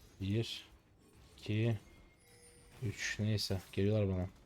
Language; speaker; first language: Turkish; native; Turkish